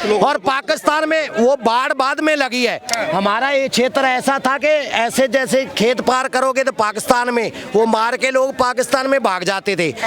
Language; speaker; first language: Hindi; non-native, local second language; Punjabi